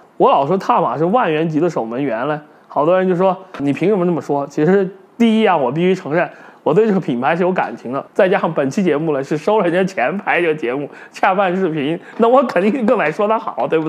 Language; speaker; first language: Chinese; native; Chinese